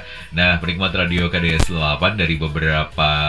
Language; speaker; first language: Indonesian; native; Indonesian